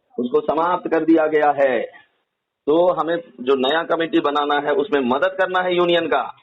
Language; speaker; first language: Hindi; native; Hindi